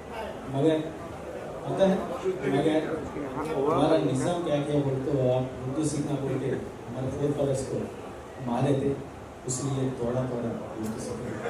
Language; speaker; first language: Hindi; non-native, local second language; Telugu